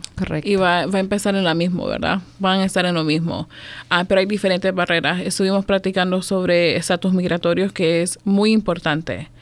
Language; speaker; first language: Spanish; native; Spanish